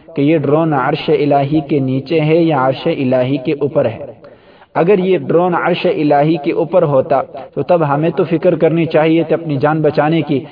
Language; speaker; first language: Urdu; non-native, local second language; Pashto